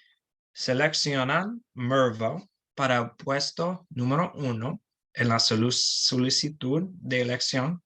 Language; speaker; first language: Spanish; non-native, learner; English